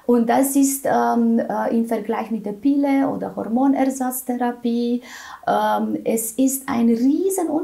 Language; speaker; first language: German; non-native, fluent; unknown